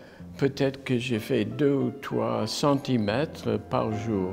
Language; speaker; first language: French; non-native, fluent; English